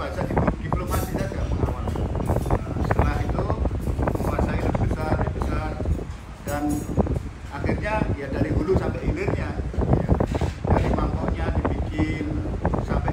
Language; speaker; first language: Indonesian; native; Indonesian